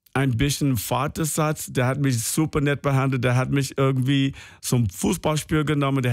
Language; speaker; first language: German; non-native, fluent; English